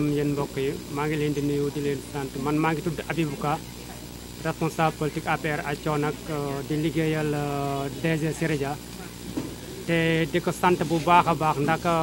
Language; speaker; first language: Wolof; non-native, local second language; Fula